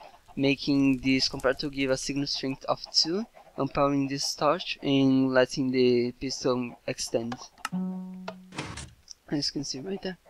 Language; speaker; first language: English; non-native, fluent; Portuguese